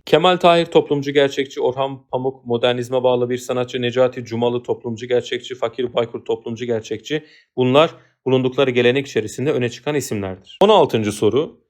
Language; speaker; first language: Turkish; native; Turkish